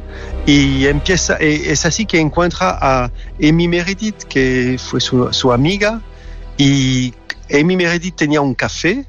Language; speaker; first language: Spanish; non-native, learner; French